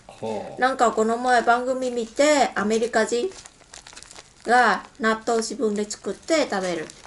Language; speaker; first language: Japanese; non-native, learner; Vietnamese